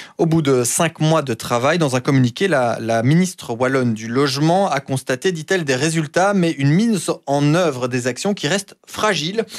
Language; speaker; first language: French; native; French